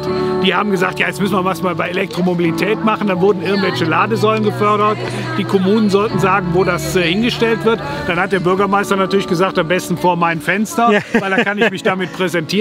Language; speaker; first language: German; native; German